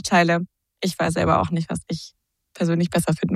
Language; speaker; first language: German; native; German